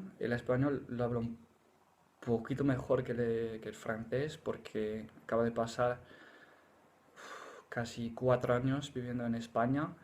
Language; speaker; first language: Spanish; non-native, fluent; English